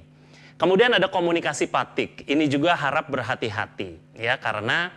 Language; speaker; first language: Indonesian; native; Indonesian